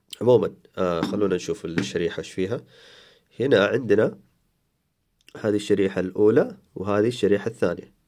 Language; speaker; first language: Arabic; native; Arabic